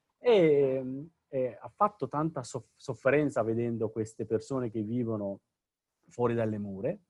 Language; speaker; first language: Italian; non-native, fluent; Sinhala